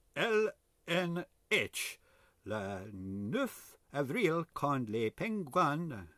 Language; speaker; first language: French; non-native, learner; English